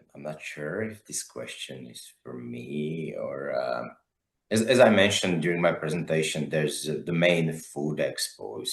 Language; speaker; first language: English; non-native, fluent; Slovak